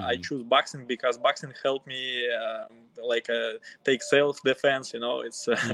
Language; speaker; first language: English; non-native, learner; Russian